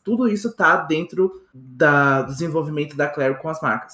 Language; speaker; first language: Portuguese; native; Portuguese